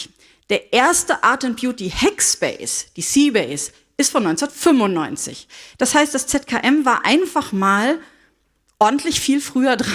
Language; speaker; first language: German; native; German